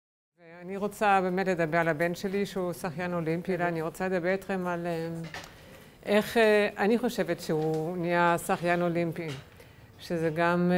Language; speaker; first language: Hebrew; non-native, fluent; German